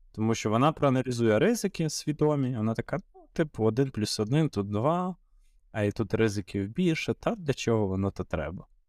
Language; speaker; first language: Ukrainian; native; Ukrainian